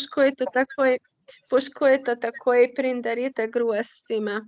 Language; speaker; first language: Albanian; non-native, learner; Hungarian